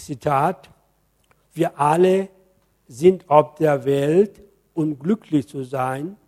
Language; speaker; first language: German; non-native, fluent; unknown